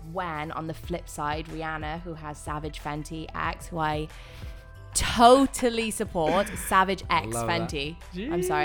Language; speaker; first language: English; native; English